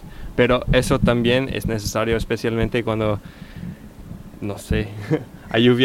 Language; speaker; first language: Spanish; non-native, fluent; English